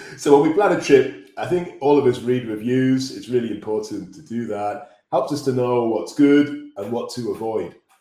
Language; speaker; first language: English; native; English